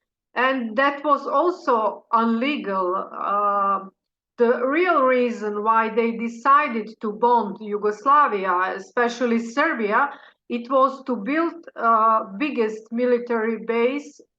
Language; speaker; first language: English; non-native, fluent; Serbian